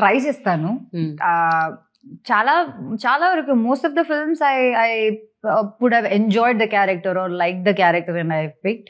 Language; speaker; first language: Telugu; non-native, fluent; Malayalam